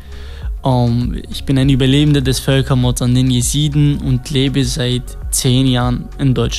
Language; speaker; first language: German; non-native, fluent; Kurdish